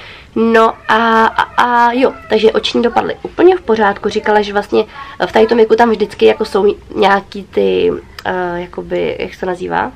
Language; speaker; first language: Czech; native; Czech